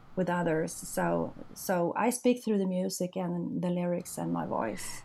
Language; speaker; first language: English; non-native, fluent; Swedish